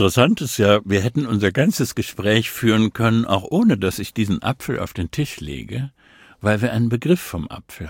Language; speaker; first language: German; native; German